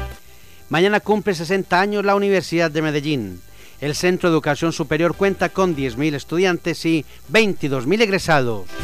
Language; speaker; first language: Spanish; native; Spanish